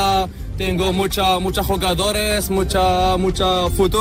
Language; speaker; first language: Spanish; non-native, learner; Arabic